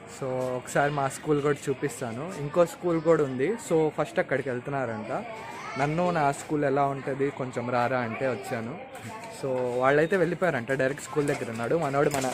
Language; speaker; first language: Telugu; non-native, local second language; Urdu